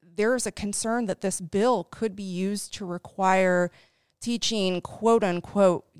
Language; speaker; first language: English; native; English